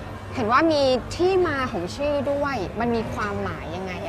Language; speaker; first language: Thai; native; Thai